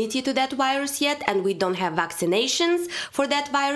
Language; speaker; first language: English; non-native, fluent; Russian